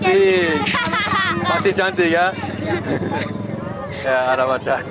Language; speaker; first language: Indonesian; non-native, learner; English